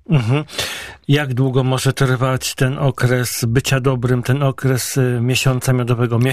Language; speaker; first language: Polish; native; Polish